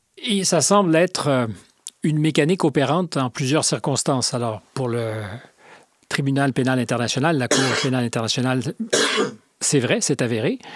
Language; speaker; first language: French; native; French